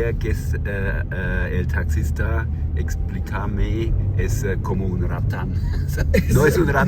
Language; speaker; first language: Spanish; non-native, learner; German